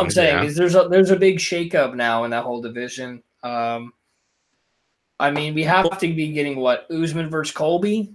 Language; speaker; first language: English; native; English